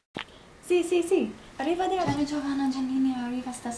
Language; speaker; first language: Italian; non-native, learner; English